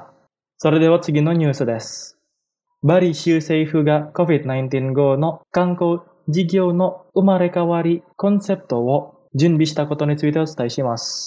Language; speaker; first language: Japanese; non-native, fluent; Indonesian